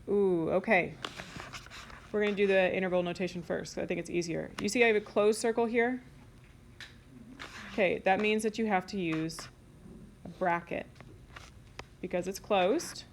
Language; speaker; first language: English; native; English